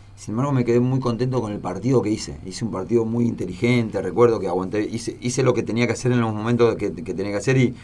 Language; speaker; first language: Spanish; native; Spanish